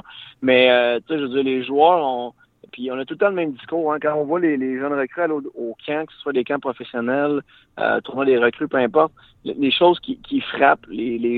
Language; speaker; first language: French; native; French